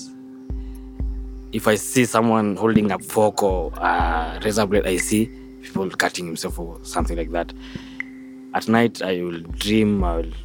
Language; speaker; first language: English; non-native, local second language; Swahili